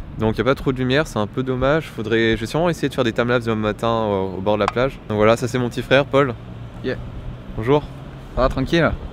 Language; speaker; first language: French; native; French